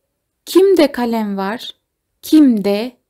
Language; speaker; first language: Turkish; non-native, fluent; Kazakh